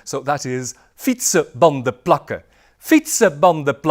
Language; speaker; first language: Dutch; native; Dutch